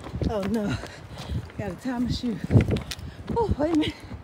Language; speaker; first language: English; native; English